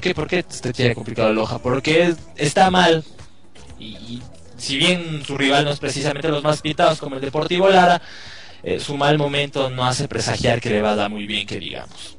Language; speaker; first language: Spanish; native; Spanish